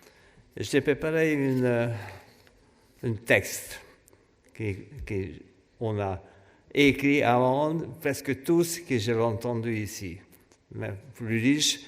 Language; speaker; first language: French; non-native, fluent; Hungarian